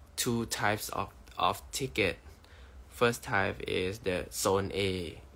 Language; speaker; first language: English; non-native, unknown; Thai